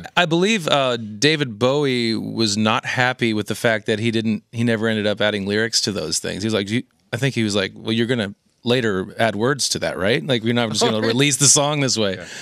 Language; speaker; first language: English; native; English